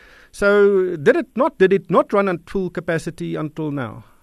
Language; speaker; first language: English; non-native, local second language; Afrikaans